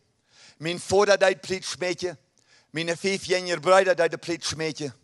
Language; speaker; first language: German; early bilingual, heritage; Plautdietsch